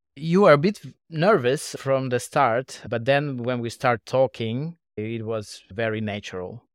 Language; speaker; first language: English; non-native, fluent; Russian